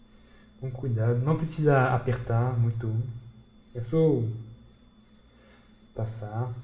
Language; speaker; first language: Portuguese; non-native, fluent; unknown